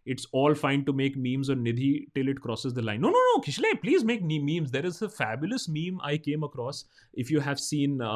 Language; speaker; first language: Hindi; non-native, local second language; Bangla